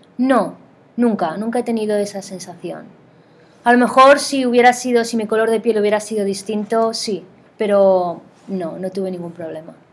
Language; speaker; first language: Spanish; native; Spanish